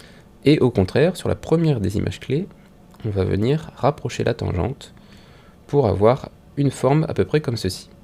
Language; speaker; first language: French; native; French